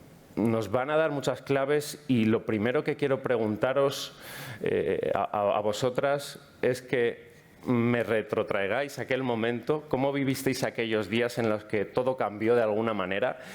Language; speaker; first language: Spanish; native; Spanish